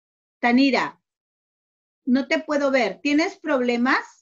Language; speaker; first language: Spanish; native; Spanish